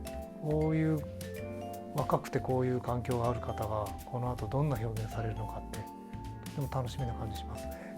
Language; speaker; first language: Japanese; native; Japanese